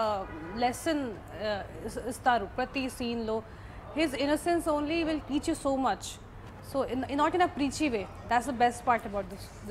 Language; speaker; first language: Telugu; non-native, local second language; Hindi